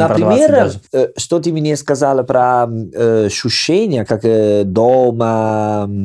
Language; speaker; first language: Russian; non-native, learner; Italian